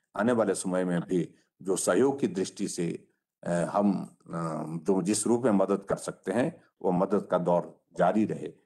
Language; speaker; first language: Hindi; native; Hindi